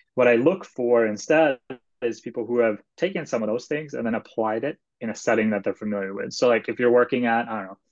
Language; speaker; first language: English; non-native, fluent; Swedish